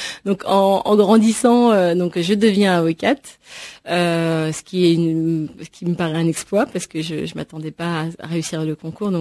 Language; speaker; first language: French; native; French